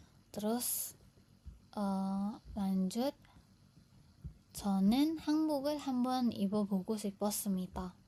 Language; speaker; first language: Korean; non-native, fluent; Indonesian